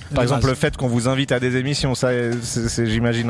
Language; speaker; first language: French; native; French